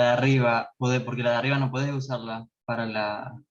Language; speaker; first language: Spanish; native; Spanish